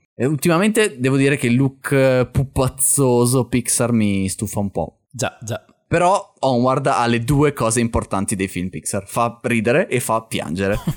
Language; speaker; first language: Italian; native; Italian